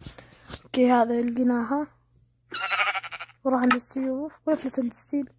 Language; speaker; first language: Arabic; native; Arabic